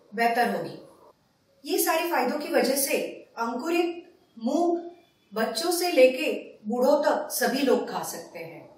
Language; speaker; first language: Hindi; native; Hindi